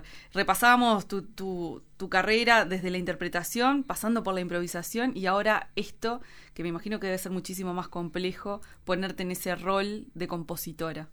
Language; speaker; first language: Spanish; native; Spanish